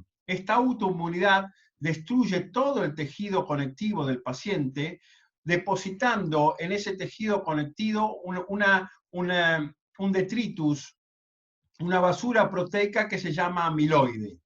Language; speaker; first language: Spanish; native; Spanish